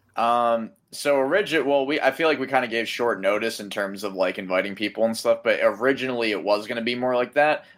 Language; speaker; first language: English; native; English